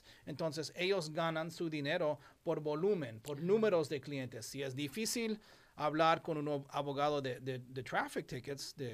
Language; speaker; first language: Spanish; non-native, fluent; English